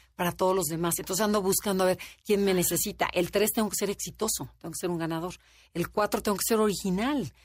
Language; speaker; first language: Spanish; native; Spanish